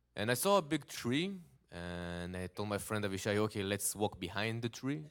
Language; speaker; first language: English; non-native, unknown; Hebrew